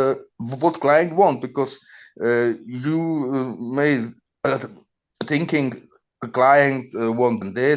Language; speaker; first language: English; non-native, learner; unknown